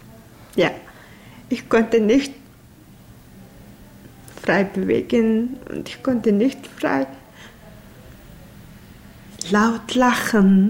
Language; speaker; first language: German; non-native, learner; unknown